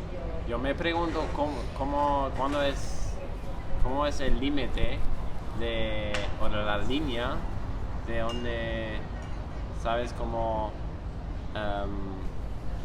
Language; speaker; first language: Spanish; non-native, fluent; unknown